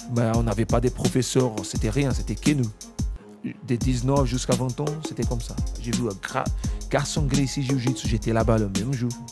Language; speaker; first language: French; non-native, fluent; Portuguese